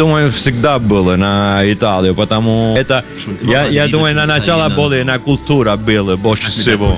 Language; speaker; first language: Russian; non-native, learner; Italian